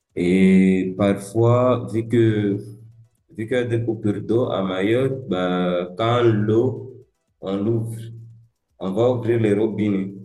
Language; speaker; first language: French; early bilingual, other home language; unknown